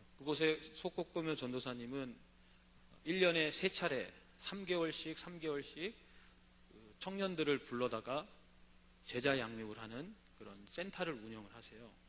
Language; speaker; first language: Korean; native; Korean